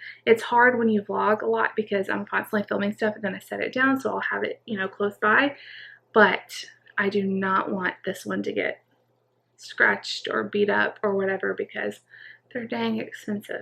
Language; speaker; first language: English; native; English